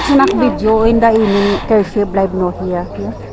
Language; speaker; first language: German; non-native, learner; Filipino